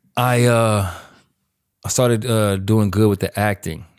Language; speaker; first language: English; native; English